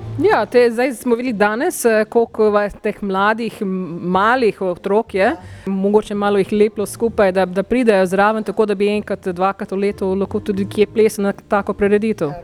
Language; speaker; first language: Slovenian; early bilingual, heritage; Slovenian